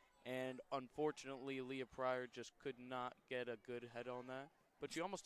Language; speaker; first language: English; native; English